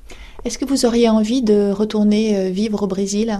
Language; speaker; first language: French; native; French